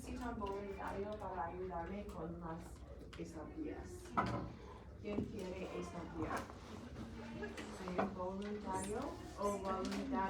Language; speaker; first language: Spanish; non-native, fluent; English